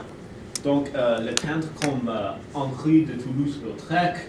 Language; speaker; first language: French; non-native, learner; English